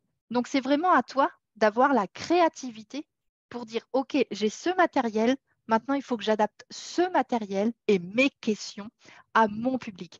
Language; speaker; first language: French; native; French